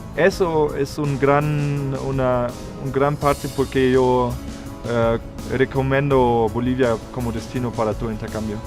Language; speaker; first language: Spanish; non-native, fluent; German